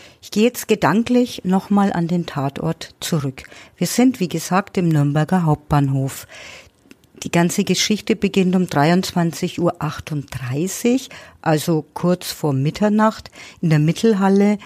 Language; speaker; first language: German; native; German